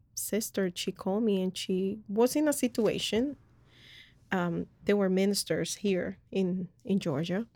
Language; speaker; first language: English; early bilingual, other home language; Spanish